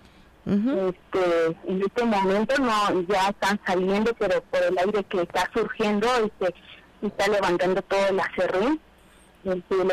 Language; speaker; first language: Spanish; native; Spanish